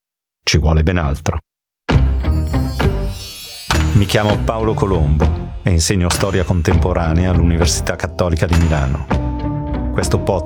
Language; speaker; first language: Italian; native; Italian